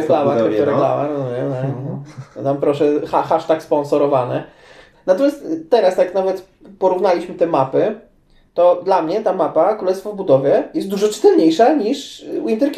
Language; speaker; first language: Polish; native; Polish